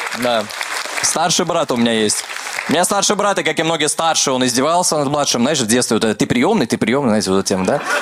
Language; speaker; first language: Russian; early bilingual, other home language; Armenian